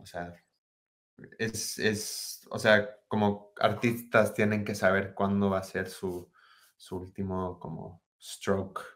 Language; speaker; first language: Spanish; early bilingual, heritage; Spanish